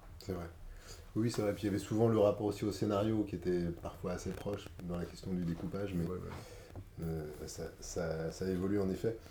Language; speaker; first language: French; native; French